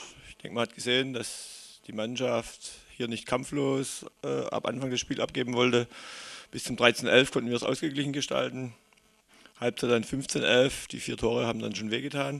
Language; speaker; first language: German; native; German